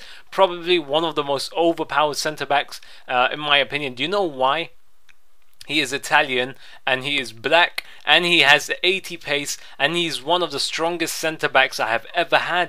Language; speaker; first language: English; native; English